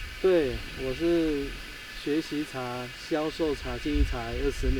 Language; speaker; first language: Chinese; native; Chinese